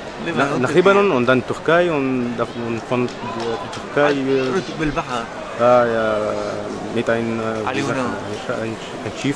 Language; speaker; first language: German; non-native, learner; Arabic